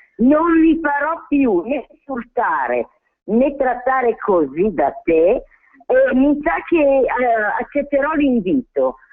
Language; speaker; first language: Italian; native; Italian